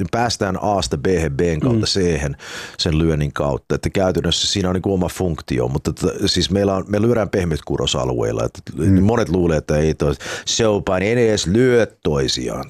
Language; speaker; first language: Finnish; early bilingual, heritage; Finnish